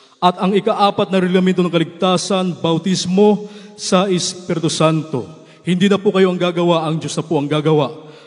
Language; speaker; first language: Filipino; native; Filipino